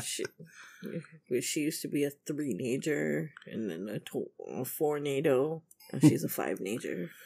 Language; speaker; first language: English; native; English